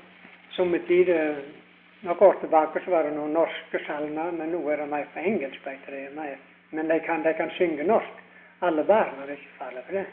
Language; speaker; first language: Norwegian; early bilingual, heritage; Norwegian